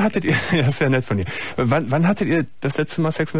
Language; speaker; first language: German; native; German